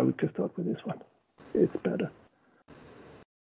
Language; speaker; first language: English; non-native, fluent; Swedish